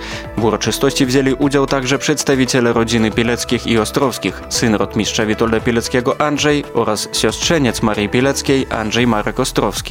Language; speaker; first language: Polish; native; Polish